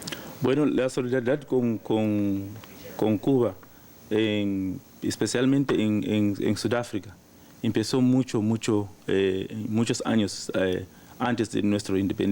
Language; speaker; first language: Spanish; non-native, learner; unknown